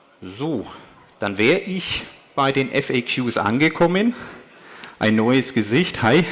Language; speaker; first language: German; native; German